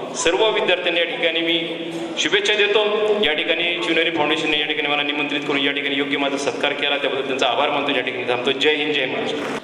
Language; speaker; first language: Marathi; native; Marathi